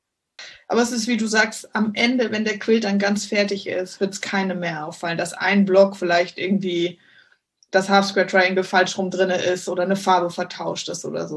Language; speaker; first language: German; native; German